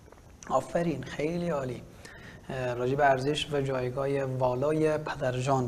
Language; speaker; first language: Persian; native; Persian